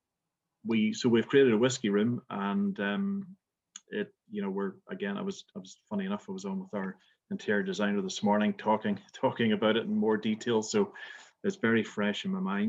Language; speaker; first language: English; native; English